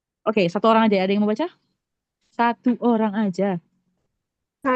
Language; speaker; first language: Indonesian; native; Indonesian